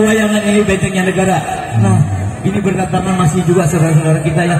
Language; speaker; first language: Indonesian; non-native, local second language; Sundanese